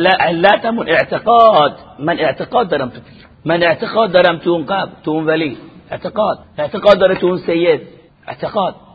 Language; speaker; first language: Persian; native; Persian